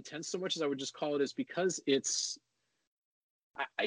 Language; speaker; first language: English; native; English